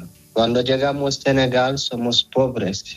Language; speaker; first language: Spanish; non-native, learner; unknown